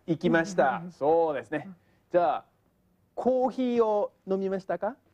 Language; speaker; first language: Japanese; non-native, fluent; English